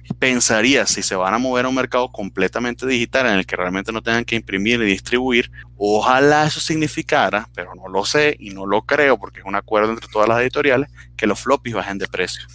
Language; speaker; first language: Spanish; native; Spanish